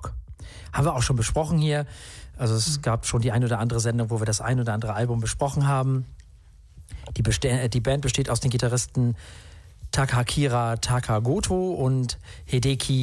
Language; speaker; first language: German; native; German